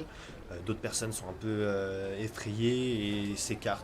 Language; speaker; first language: French; native; French